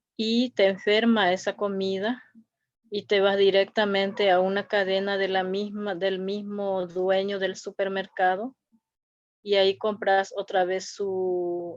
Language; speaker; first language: Spanish; non-native, local second language; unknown